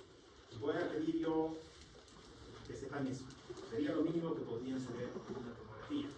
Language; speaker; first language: Spanish; native; Spanish